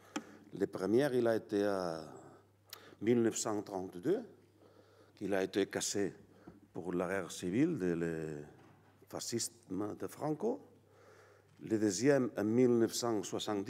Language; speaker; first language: French; non-native, learner; Catalan